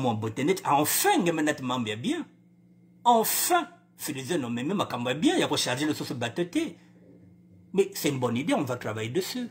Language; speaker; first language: French; non-native, local second language; Lingala